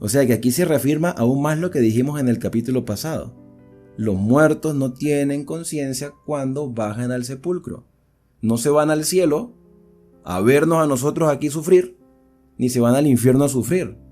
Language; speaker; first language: Spanish; native; Spanish